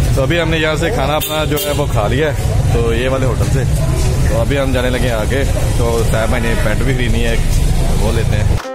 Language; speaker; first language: Urdu; non-native, local second language; Punjabi